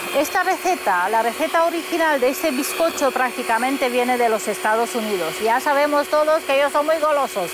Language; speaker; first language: Spanish; non-native, fluent; Romanian